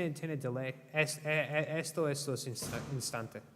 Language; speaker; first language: Spanish; non-native, learner; English